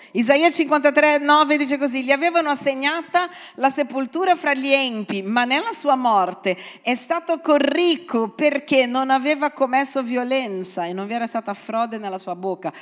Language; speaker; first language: Italian; non-native, fluent; Portuguese